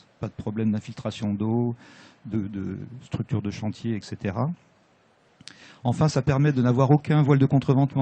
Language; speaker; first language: French; native; French